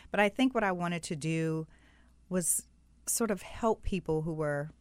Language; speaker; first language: English; native; English